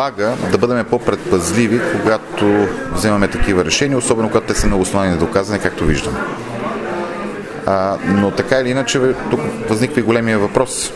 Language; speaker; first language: Bulgarian; native; Bulgarian